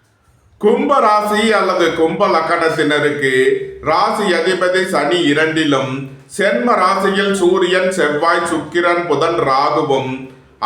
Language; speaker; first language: Tamil; native; Tamil